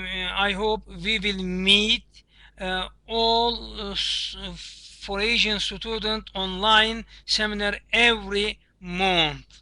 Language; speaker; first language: English; non-native, learner; Turkish